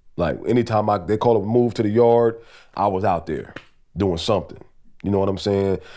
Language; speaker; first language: English; native; English